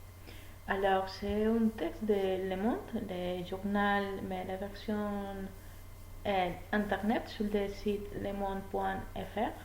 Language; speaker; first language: French; non-native, learner; Spanish